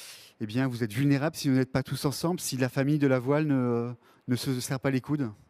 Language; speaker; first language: French; native; French